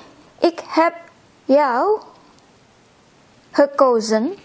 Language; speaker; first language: Dutch; non-native, fluent; Indonesian